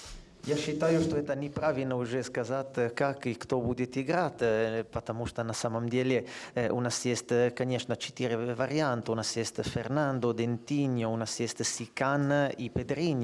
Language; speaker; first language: Russian; non-native, fluent; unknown